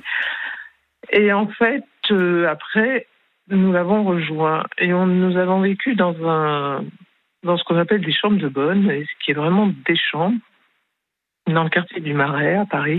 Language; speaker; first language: French; early bilingual, other home language; Spanish